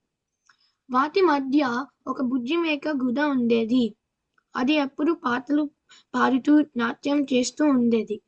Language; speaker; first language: Telugu; early bilingual, heritage; Telugu